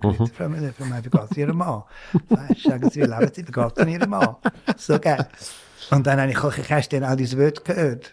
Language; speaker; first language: German; non-native, fluent; English